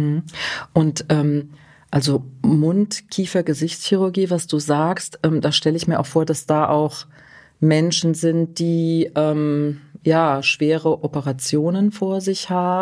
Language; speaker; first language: German; native; German